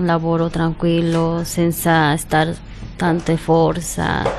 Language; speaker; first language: Italian; non-native, fluent; Spanish